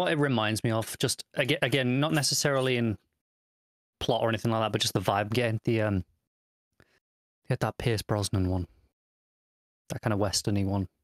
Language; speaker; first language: English; native; English